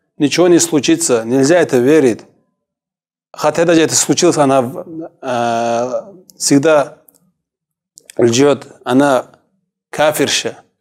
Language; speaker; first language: Russian; non-native, local second language; Kumyk